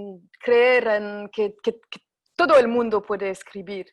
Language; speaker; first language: Spanish; non-native, fluent; French